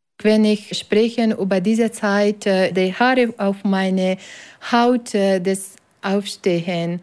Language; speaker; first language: German; non-native, learner; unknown